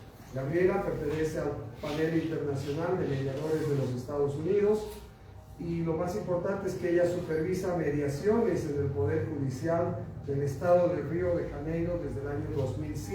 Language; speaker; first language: Spanish; native; Spanish